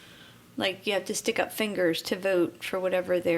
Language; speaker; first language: English; native; English